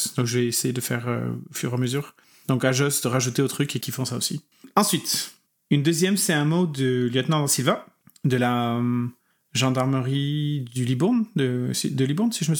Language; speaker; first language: French; native; French